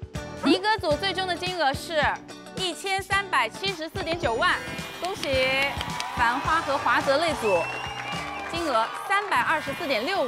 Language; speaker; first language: Chinese; native; Chinese